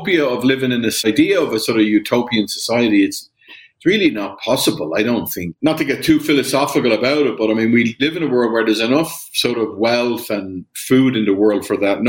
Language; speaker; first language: English; native; English